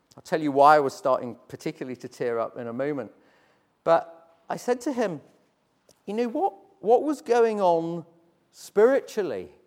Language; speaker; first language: English; native; English